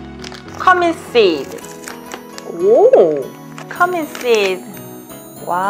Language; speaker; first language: English; non-native, learner; Korean